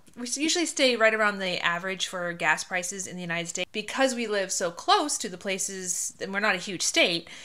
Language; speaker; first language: English; native; English